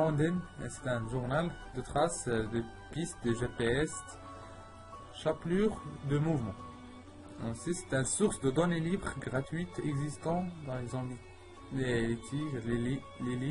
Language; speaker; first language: French; non-native, learner; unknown